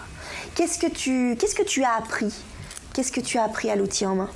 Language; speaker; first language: French; native; French